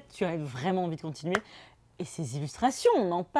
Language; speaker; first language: French; native; French